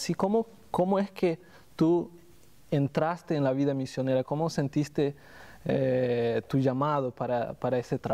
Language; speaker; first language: Spanish; non-native, fluent; Portuguese